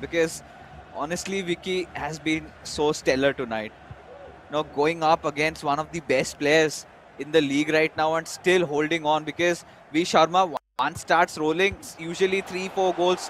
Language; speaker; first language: English; non-native, local second language; Hindi